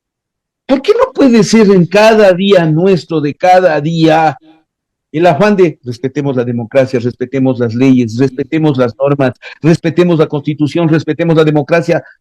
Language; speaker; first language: Spanish; native; Spanish